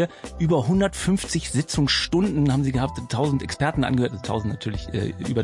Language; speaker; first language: German; native; German